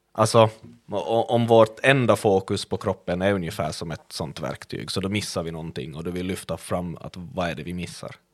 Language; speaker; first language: Swedish; native; Swedish